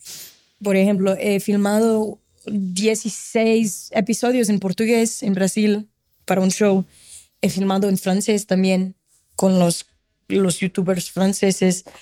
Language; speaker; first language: Spanish; non-native, fluent; Portuguese